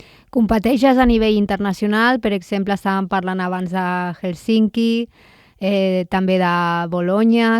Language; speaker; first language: Catalan; native; Catalan